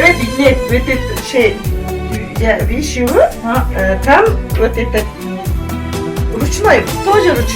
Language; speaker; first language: Russian; non-native, local second language; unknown